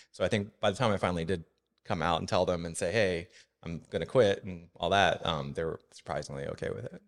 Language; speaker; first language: English; native; English